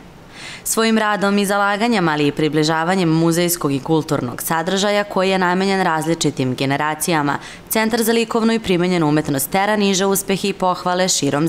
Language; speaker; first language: Serbian; native; Serbian